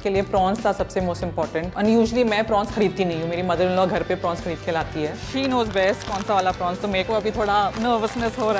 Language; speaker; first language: Hindi; native; Hindi